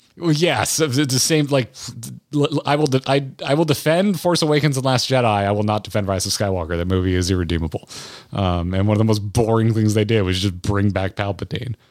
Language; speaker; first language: English; native; English